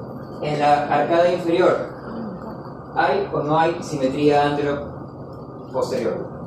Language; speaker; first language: Spanish; native; Spanish